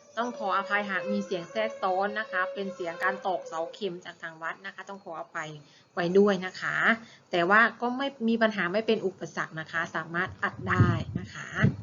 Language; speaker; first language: Thai; native; Thai